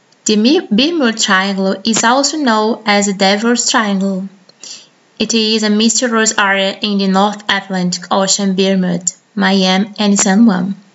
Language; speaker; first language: English; non-native, fluent; Portuguese